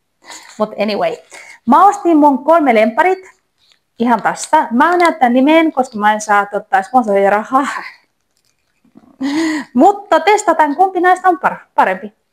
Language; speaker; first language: Finnish; non-native, learner; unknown